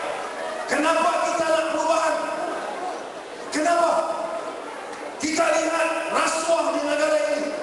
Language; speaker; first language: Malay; non-native, local second language; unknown